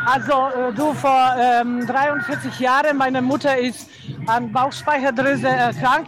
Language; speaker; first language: German; non-native, fluent; Polish